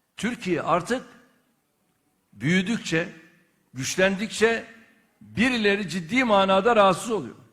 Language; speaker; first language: Turkish; native; Turkish